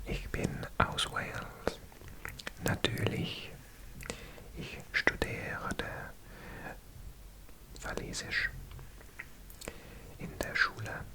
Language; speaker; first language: German; non-native, learner; Welsh